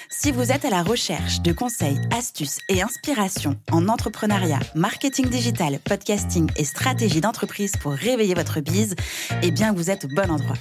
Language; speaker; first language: French; native; French